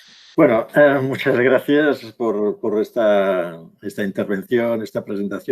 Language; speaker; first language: Spanish; native; Spanish